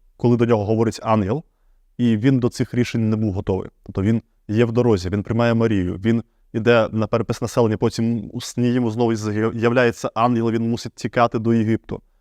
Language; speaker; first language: Ukrainian; native; Ukrainian